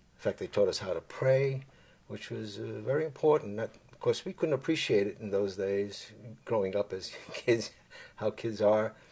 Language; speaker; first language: English; native; English